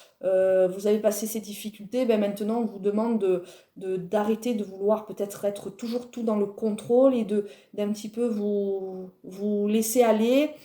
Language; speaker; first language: French; native; French